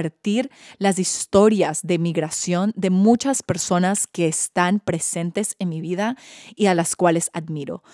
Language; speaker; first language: Spanish; early bilingual, heritage; Spanish